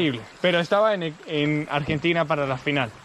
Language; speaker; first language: Spanish; non-native, learner; Danish